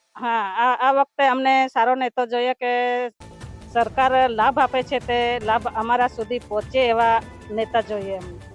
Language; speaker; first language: Gujarati; non-native, local second language; Vasavi